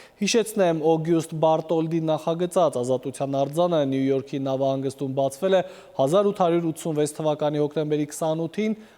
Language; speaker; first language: Armenian; native; Armenian